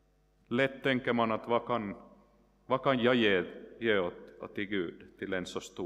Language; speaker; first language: Swedish; non-native, local second language; Finnish